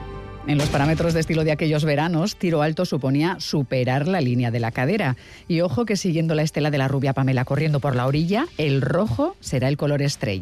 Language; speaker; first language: Spanish; native; Spanish